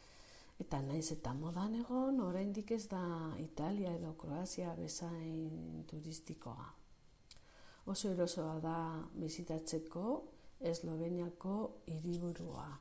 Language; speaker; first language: Basque; non-native, local second language; Spanish